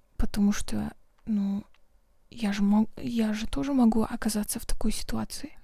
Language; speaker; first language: Russian; non-native, local second language; Kazakh